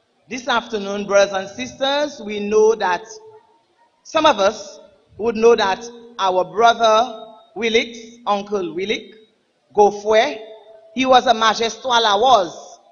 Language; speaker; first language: English; non-native, local second language; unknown